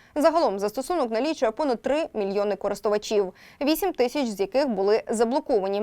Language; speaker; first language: Ukrainian; native; Ukrainian